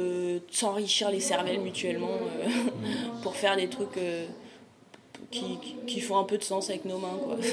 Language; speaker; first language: French; native; French